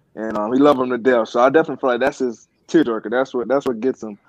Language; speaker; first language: English; native; English